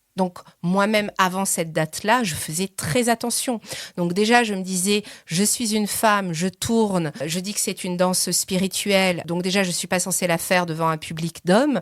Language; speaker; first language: French; early bilingual, other home language; Persian